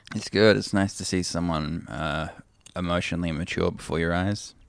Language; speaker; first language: English; native; English